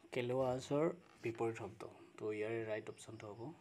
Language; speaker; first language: English; non-native, local second language; Assamese